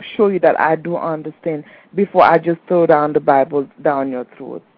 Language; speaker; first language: English; non-native, fluent; Haitian Creole